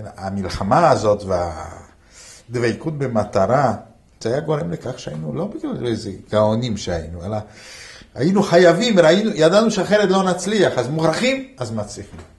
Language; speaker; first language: Hebrew; non-native, fluent; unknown